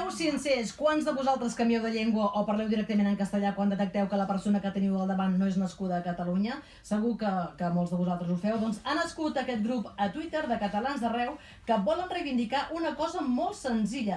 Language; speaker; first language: Catalan; native; Catalan